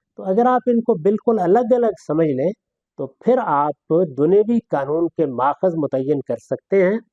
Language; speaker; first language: Urdu; non-native, local second language; Punjabi